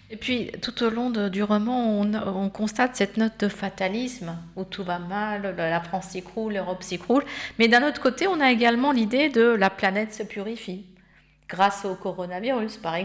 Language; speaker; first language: French; native; French